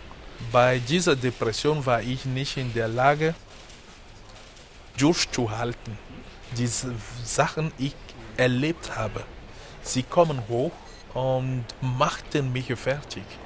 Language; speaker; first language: German; non-native, fluent; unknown